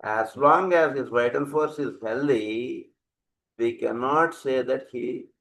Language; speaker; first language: English; non-native, local second language; Telugu